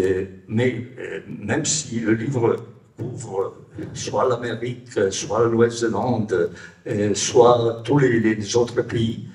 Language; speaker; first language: French; non-native, fluent; Italian